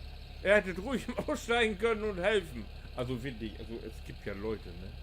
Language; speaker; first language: German; native; German